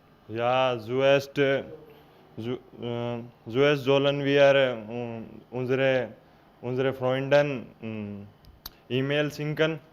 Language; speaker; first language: German; non-native, learner; Hindi